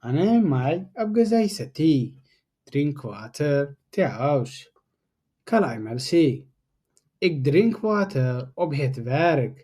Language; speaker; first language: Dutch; non-native, fluent; Tigrinya